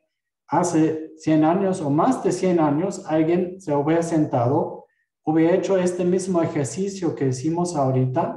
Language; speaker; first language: Spanish; non-native, fluent; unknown